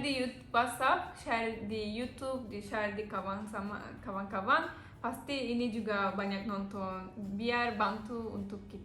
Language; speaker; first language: Indonesian; non-native, learner; Turkish